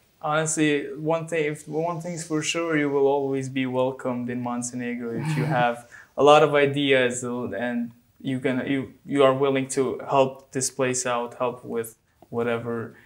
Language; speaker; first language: English; non-native, fluent; Albanian